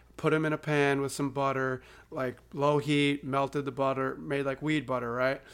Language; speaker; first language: English; native; English